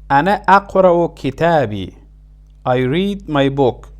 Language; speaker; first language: Arabic; non-native, fluent; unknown